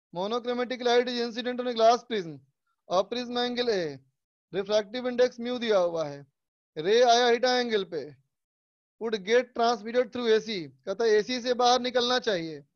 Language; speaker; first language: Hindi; native; Hindi